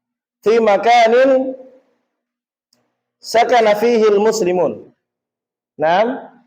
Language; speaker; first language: Arabic; non-native, learner; Indonesian